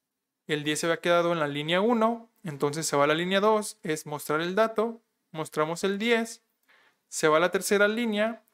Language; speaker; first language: Spanish; native; Spanish